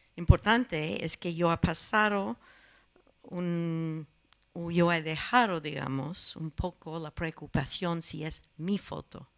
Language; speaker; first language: Spanish; non-native, learner; English